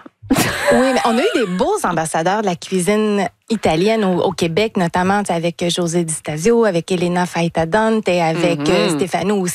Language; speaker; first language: French; native; French